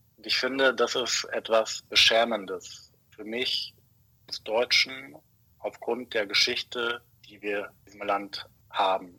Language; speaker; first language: German; native; German